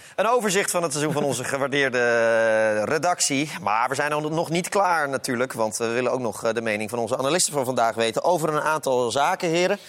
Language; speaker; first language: Dutch; native; Dutch